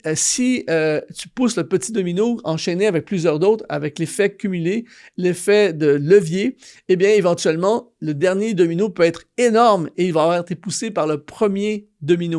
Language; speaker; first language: French; native; French